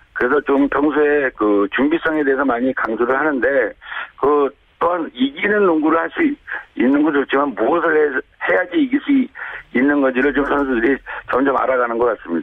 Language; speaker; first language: Korean; native; Korean